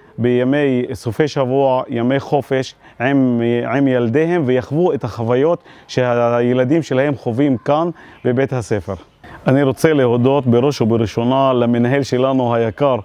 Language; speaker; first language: Hebrew; non-native, local second language; Arabic